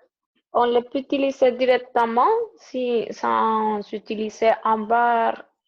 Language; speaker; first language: French; non-native, learner; Spanish